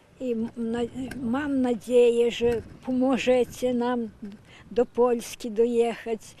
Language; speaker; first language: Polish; early bilingual, heritage; Polish